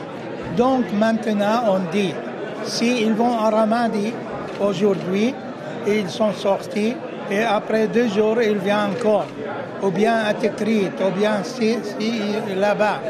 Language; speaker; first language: French; non-native, fluent; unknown